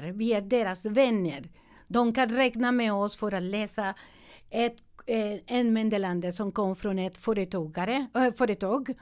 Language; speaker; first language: Swedish; non-native, learner; Spanish